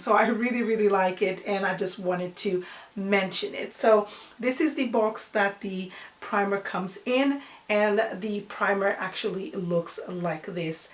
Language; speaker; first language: English; non-native, fluent; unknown